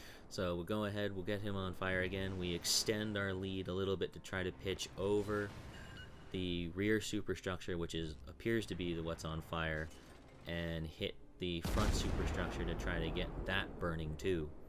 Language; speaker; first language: English; native; English